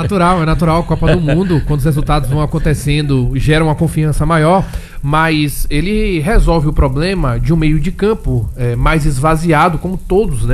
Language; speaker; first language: Portuguese; native; Portuguese